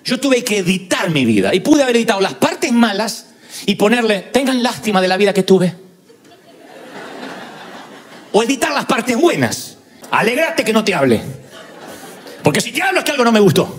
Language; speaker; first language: Spanish; native; Spanish